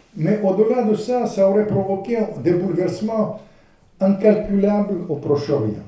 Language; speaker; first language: French; non-native, fluent; Russian